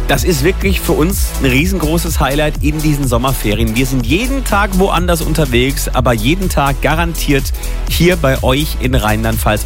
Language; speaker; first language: German; native; German